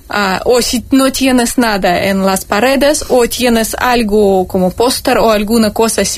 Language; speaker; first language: Spanish; non-native, fluent; Russian